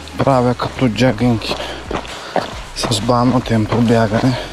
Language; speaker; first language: Bulgarian; non-native, fluent; Turkish